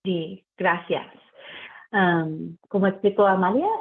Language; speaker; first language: Spanish; early bilingual, heritage; Spanish